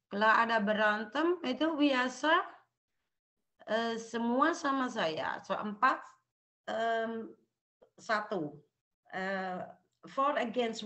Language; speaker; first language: Indonesian; non-native, local second language; Javanese